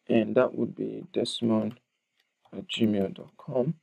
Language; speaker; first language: English; non-native, local second language; Yoruba